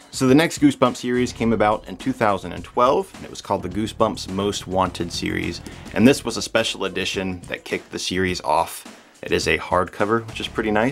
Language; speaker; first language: English; native; English